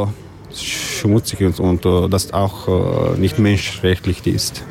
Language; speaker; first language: German; non-native, learner; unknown